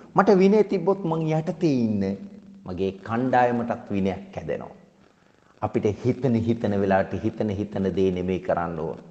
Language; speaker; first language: Sinhala; native; Sinhala